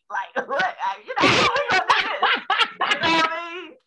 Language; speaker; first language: English; native; English